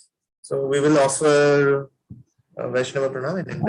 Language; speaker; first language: English; non-native, local second language; Hindi